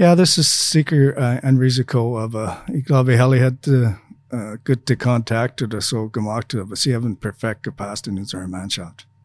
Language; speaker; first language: German; non-native, fluent; English